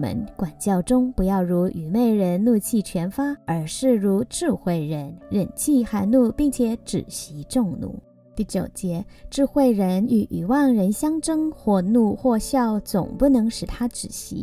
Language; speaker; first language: Chinese; native; Chinese